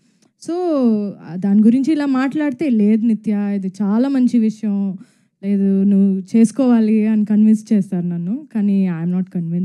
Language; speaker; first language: Telugu; non-native, fluent; Tamil